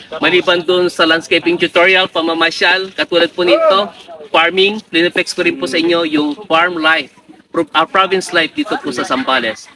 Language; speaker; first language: Filipino; native; Filipino